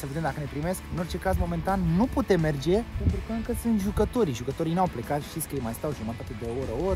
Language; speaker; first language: Romanian; native; Romanian